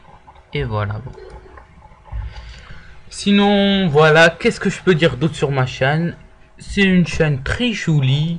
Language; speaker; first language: French; native; French